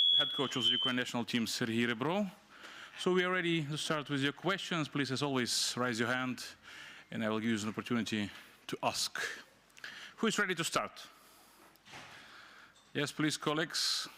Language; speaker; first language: English; non-native, fluent; Ukrainian